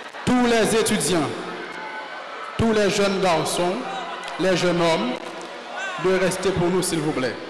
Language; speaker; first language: French; non-native, local second language; Haitian Creole